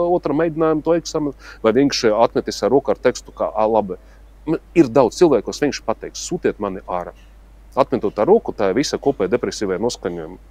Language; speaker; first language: Latvian; non-native, local second language; Russian